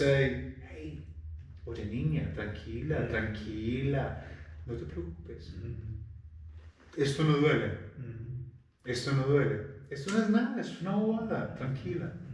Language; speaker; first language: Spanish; non-native, fluent; English